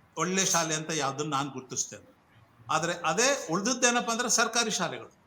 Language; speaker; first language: Kannada; non-native, local second language; Urdu